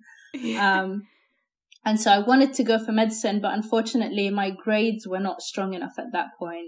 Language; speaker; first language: English; native; English